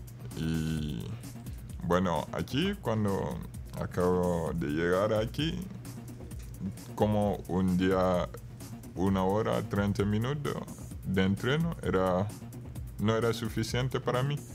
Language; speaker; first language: Spanish; non-native, fluent; Bambara